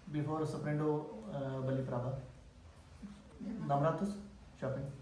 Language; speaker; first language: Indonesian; non-native, learner; Urdu